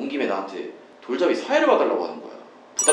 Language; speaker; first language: Korean; native; Korean